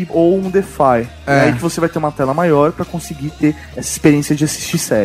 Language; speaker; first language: Portuguese; native; Portuguese